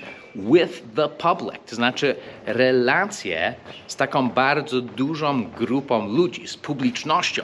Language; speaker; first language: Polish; non-native, fluent; English